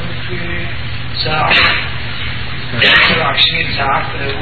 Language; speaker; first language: Arabic; non-native, fluent; Turkish